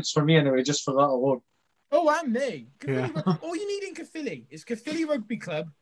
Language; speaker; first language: English; native; English